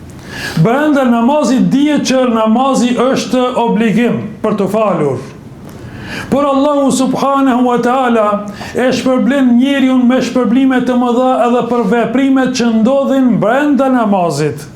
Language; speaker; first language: Albanian; native; Albanian